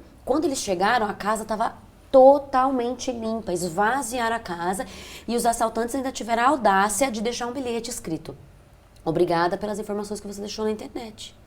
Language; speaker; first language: Portuguese; native; Portuguese